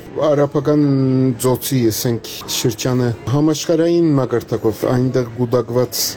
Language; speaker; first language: Armenian; native; Armenian